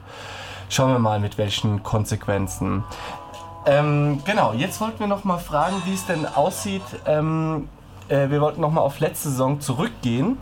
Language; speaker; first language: German; native; German